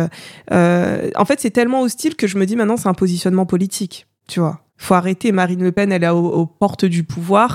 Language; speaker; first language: French; native; French